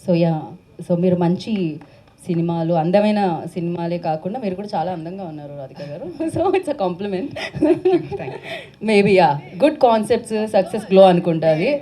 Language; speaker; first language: Telugu; native; Telugu